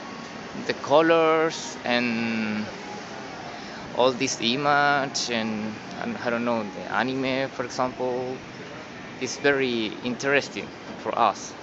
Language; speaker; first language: English; non-native, learner; Spanish